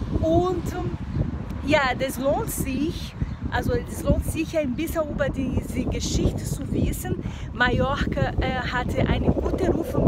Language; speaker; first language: German; non-native, fluent; Portuguese